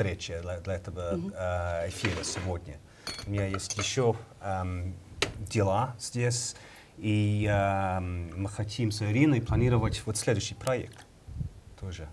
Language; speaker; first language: Russian; non-native, fluent; English